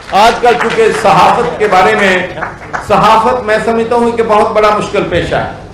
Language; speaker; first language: Urdu; non-native, local second language; Punjabi